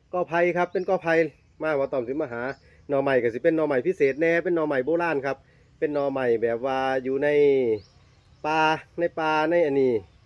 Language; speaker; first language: Thai; native; Thai